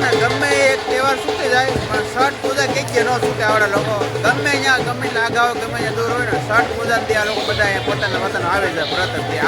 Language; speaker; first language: Gujarati; native; Gujarati